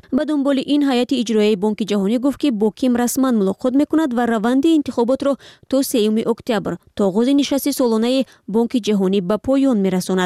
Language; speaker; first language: Persian; native; Persian